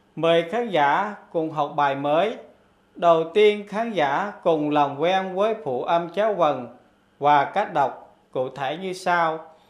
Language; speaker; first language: Vietnamese; non-native, local second language; Khmer